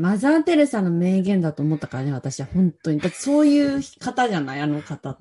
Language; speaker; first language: Japanese; native; Japanese